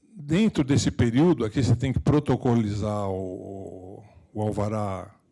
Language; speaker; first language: Portuguese; native; Portuguese